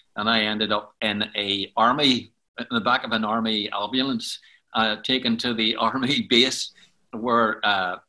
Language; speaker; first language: English; native; English